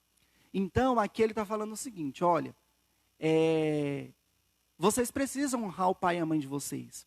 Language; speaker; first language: Portuguese; native; Portuguese